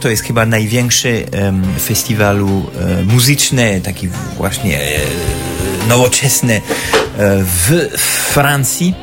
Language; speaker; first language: Polish; non-native, fluent; French